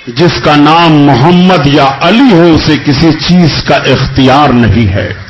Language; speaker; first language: Urdu; native; Urdu